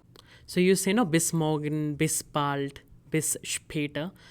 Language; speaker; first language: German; non-native, fluent; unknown